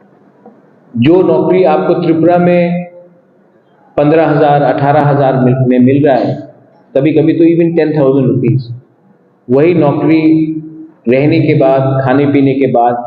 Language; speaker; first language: Hindi; non-native, local second language; Kok Borok